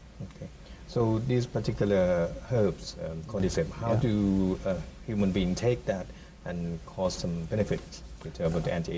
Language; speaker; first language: English; non-native, fluent; Thai